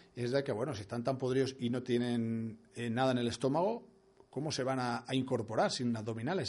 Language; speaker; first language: Spanish; non-native, local second language; Catalan